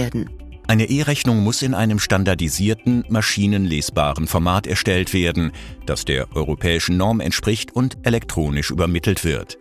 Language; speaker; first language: German; native; German